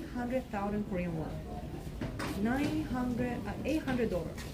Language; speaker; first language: English; non-native, learner; Japanese